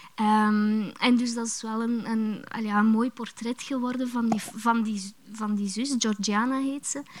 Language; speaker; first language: Dutch; early bilingual, other home language; Romanian